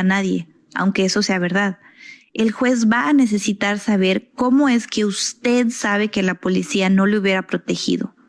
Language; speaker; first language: Spanish; native; Spanish